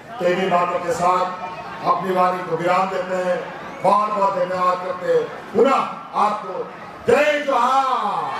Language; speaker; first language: Hindi; non-native, local second language; Santali